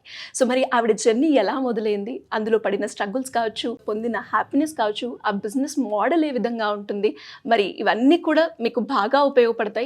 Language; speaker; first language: Telugu; native; Telugu